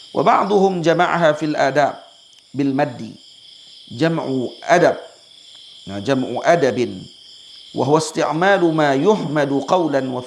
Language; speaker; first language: Arabic; non-native, fluent; Malay